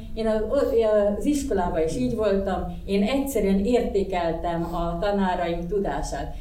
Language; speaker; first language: Hungarian; non-native, local second language; Croatian